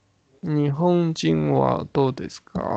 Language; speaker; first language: Japanese; non-native, learner; Chinese